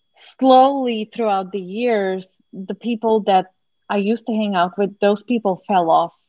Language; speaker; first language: English; non-native, fluent; Macedonian